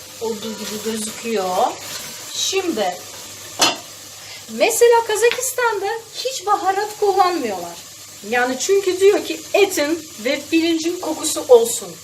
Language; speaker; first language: Turkish; non-native, fluent; Russian